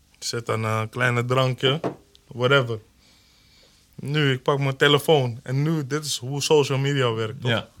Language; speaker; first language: Dutch; early bilingual, other home language; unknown